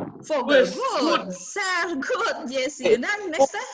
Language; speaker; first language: German; non-native, learner; Indonesian